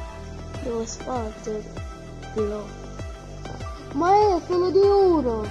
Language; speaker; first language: Italian; early bilingual, other home language; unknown